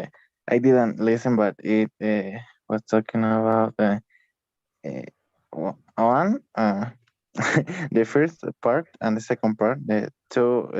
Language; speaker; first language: English; non-native, learner; Spanish